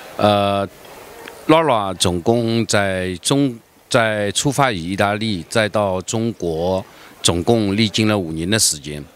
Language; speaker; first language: Chinese; native; Chinese